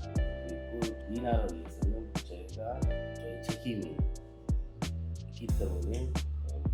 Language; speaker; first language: Korean; non-native, fluent; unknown